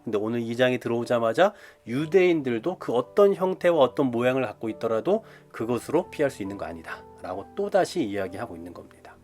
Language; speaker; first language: Korean; native; Korean